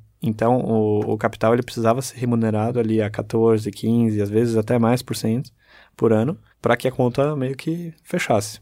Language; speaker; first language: Portuguese; early bilingual, other home language; German